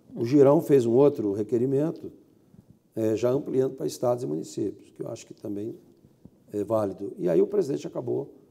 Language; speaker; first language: Portuguese; native; Portuguese